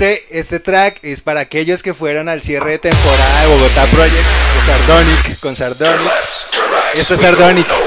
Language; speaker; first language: Spanish; native; Spanish